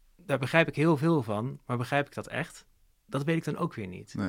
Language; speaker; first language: Dutch; native; Dutch